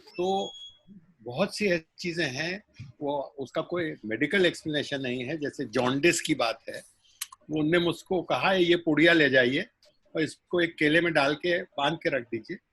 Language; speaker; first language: Hindi; native; Hindi